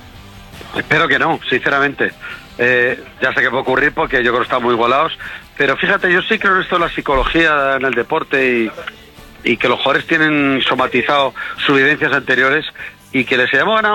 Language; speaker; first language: Spanish; native; Spanish